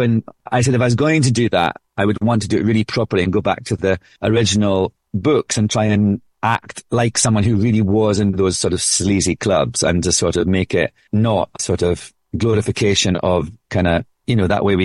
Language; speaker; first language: English; native; English